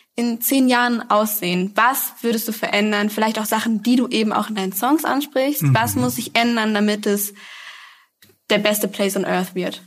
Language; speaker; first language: German; native; German